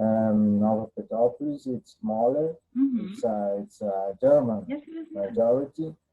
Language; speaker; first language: English; non-native, learner; Portuguese